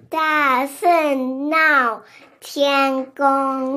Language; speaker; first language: Chinese; early bilingual, heritage; English